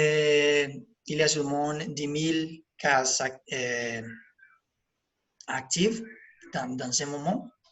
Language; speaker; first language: French; non-native, learner; Spanish